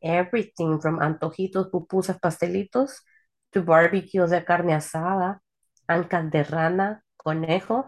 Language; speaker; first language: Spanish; early bilingual, heritage; Spanish